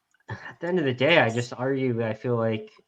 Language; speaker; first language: English; native; English